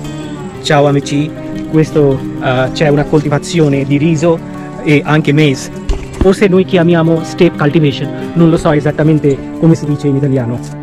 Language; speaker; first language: Italian; non-native, fluent; Bangla